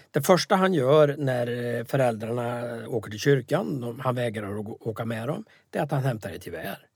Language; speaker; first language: Swedish; native; Swedish